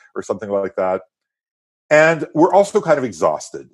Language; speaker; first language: English; non-native, fluent; French